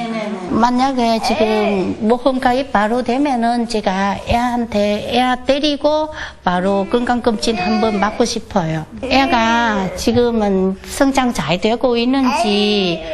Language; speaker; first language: Korean; non-native, fluent; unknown